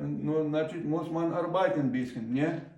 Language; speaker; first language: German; non-native, learner; Ukrainian